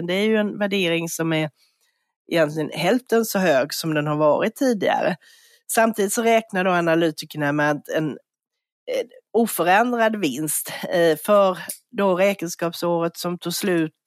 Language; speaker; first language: Swedish; native; Swedish